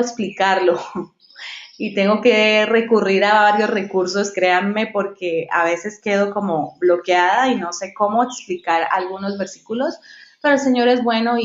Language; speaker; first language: Spanish; native; Spanish